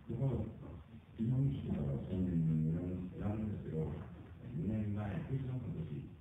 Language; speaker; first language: Japanese; non-native, learner; English